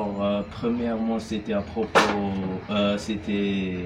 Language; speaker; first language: French; non-native, local second language; Arabic